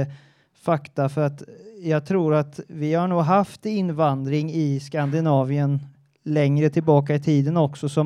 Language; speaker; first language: Swedish; native; Swedish